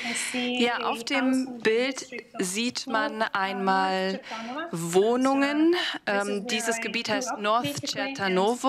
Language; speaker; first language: German; non-native, fluent; Russian